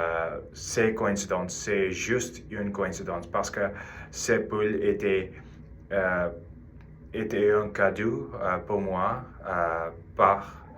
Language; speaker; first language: French; non-native, learner; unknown